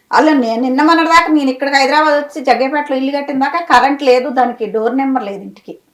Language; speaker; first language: Telugu; native; Telugu